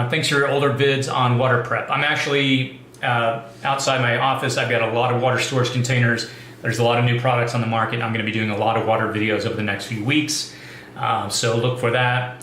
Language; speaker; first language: English; native; English